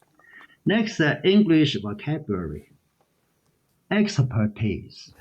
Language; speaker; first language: English; non-native, learner; Chinese